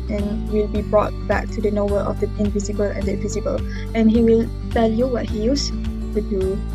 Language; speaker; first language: English; non-native, local second language; Malay